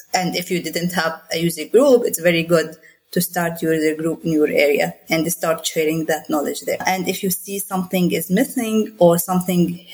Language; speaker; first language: English; non-native, fluent; Arabic